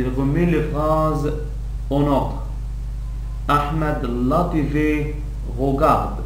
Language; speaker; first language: French; non-native, local second language; Arabic